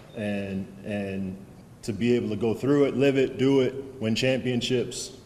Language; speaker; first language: English; native; English